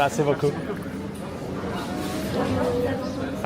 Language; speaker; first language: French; non-native, learner; English